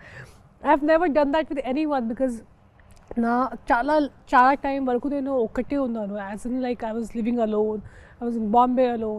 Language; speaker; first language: Telugu; non-native, fluent; Hindi